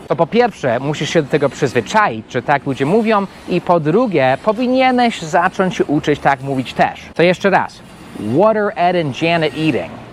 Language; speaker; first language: Polish; non-native, fluent; English